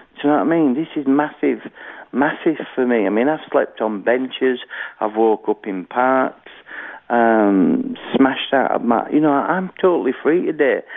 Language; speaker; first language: English; native; English